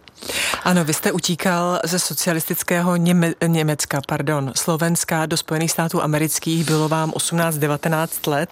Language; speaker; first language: Czech; native; Czech